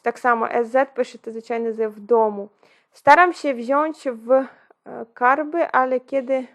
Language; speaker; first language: Polish; non-native, fluent; Ukrainian